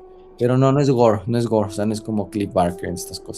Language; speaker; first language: Spanish; native; Spanish